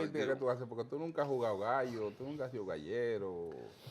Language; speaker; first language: Spanish; native; Spanish